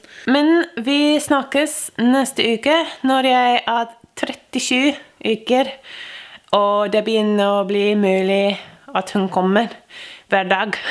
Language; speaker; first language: Norwegian; non-native, fluent; English